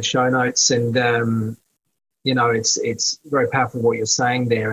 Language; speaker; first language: English; native; English